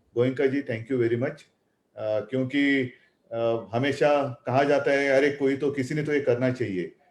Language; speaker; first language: Hindi; non-native, local second language; Marathi